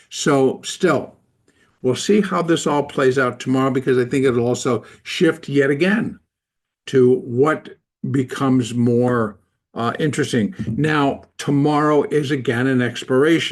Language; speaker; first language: English; native; English